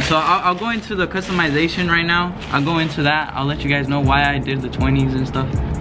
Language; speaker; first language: English; early bilingual, other home language; Spanish